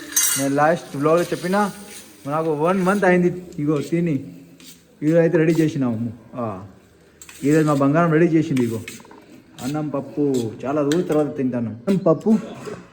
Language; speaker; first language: Telugu; non-native, learner; Hindi